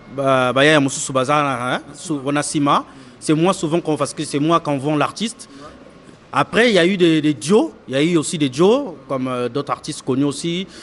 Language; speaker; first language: French; non-native, local second language; Lingala